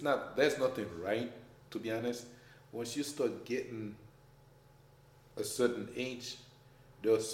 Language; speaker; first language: English; non-native, fluent; Haitian Creole